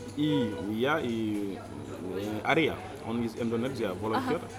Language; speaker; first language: Russian; non-native, learner; Wolof